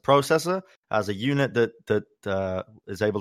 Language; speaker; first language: English; native; English